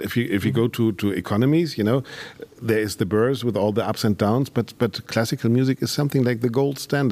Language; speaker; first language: English; non-native, fluent; German